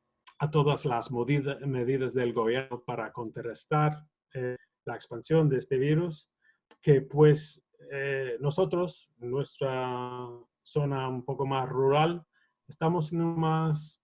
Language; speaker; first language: Spanish; non-native, fluent; English